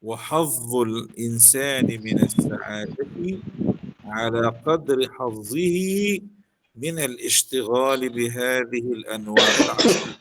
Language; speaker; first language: Arabic; native; Arabic